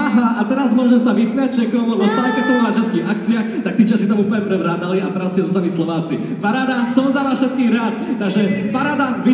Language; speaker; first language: Slovak; native; Slovak